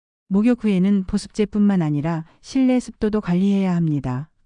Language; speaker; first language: Korean; native; Korean